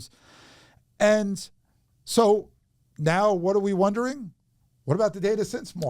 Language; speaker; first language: English; native; English